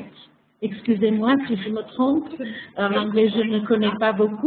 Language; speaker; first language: French; non-native, fluent; Macedonian